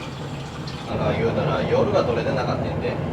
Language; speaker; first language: Japanese; native; Japanese